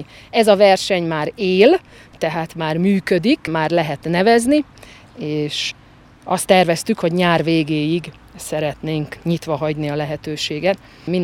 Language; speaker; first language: Hungarian; native; Hungarian